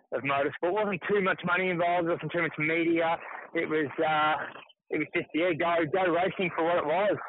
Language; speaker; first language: English; native; English